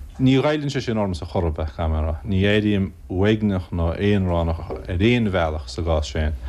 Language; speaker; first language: Irish; native; Irish